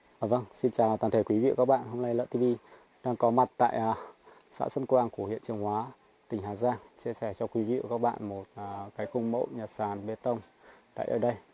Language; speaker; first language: Vietnamese; native; Vietnamese